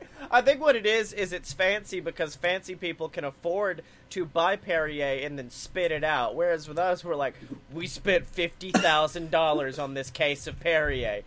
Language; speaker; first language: English; native; English